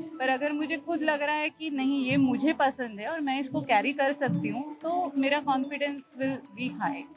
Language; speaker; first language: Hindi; non-native, local second language; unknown